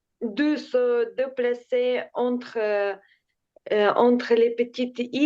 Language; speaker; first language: French; non-native, learner; Ukrainian